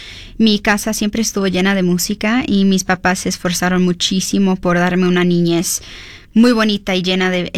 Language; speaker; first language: Spanish; early bilingual, heritage; Spanish